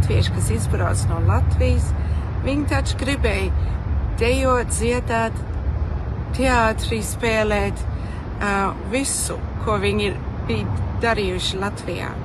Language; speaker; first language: Latvian; early bilingual, heritage; Latvian